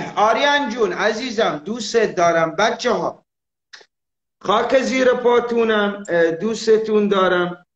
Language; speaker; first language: Persian; non-native, local second language; Arabic